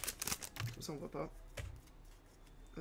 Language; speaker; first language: French; native; French